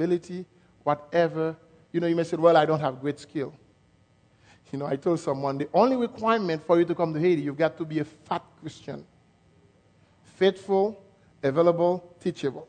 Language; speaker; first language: English; non-native, fluent; French